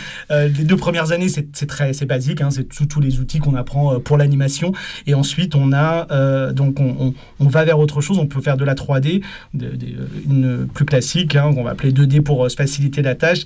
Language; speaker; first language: French; native; French